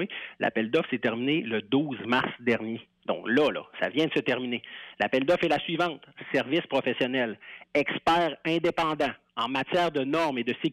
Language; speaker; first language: French; native; French